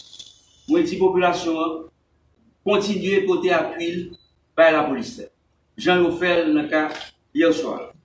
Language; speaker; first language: French; non-native, local second language; Haitian Creole